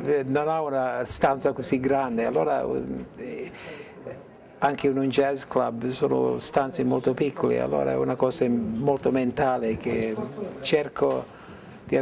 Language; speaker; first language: Italian; early bilingual, heritage; English